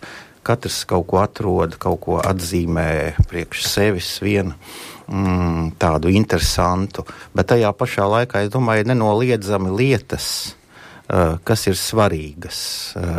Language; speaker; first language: Latvian; native; Latvian